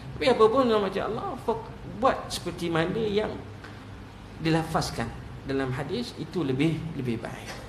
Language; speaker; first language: Malay; native; Malay